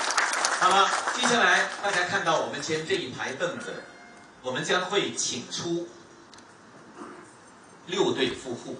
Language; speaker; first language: Chinese; native; Chinese